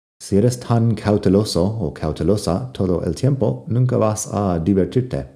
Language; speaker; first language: Spanish; non-native, fluent; English